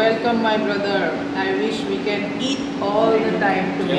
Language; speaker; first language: English; non-native, local second language; Gujarati